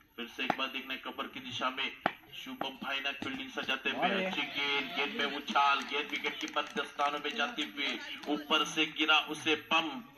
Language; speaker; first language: Hindi; non-native, local second language; Marathi